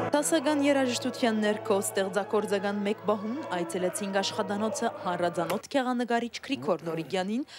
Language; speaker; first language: Armenian; early bilingual, heritage; Armenian